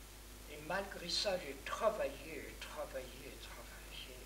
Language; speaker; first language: French; non-native, fluent; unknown